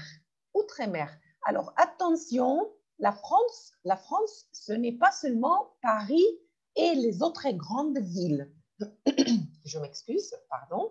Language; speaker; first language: French; non-native, fluent; Arabic